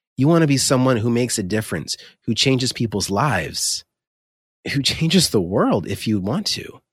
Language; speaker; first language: English; native; English